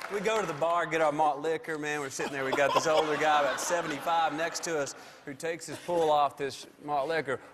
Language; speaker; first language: English; native; English